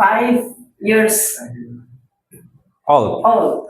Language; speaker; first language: English; non-native, learner; Indonesian